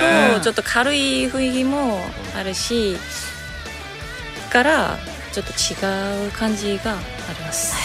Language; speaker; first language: Japanese; non-native, learner; Korean